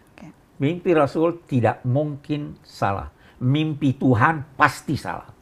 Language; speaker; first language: Indonesian; native; Indonesian